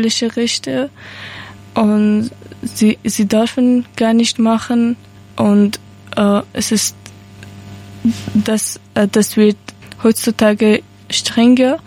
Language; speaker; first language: German; non-native, learner; Persian